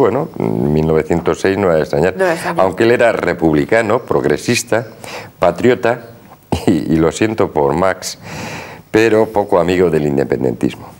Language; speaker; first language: Spanish; native; Spanish